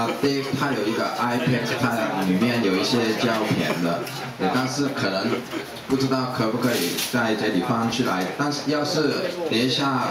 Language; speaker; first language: Chinese; non-native, local second language; Cantonese